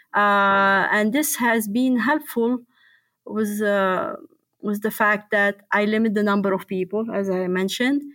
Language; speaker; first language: English; non-native, fluent; Arabic